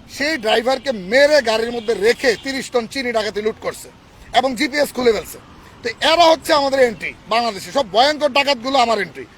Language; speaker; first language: Bangla; native; Bangla